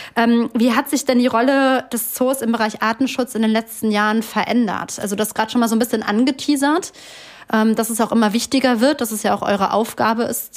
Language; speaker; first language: German; native; German